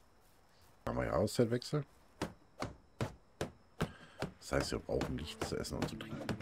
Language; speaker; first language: German; native; German